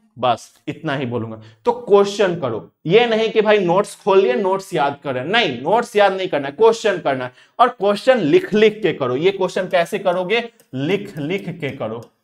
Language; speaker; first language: Hindi; native; Hindi